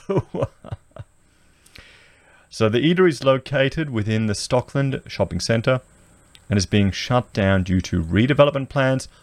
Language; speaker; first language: English; native; English